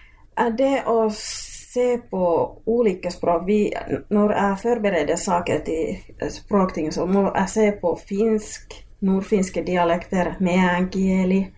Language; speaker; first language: Swedish; non-native, local second language; Finnish